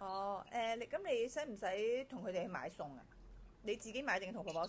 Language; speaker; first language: Cantonese; native; Cantonese